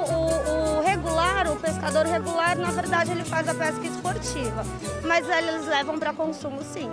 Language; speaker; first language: Portuguese; native; Portuguese